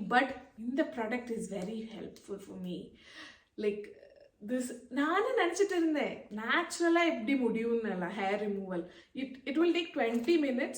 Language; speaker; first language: Tamil; non-native, local second language; Malayalam